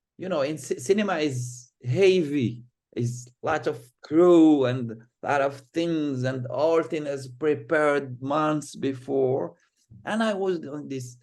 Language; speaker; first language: English; non-native, fluent; Arabic